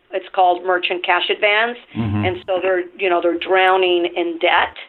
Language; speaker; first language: English; non-native, fluent; Spanish